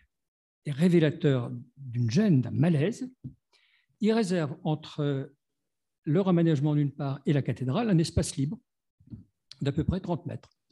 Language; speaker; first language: French; native; French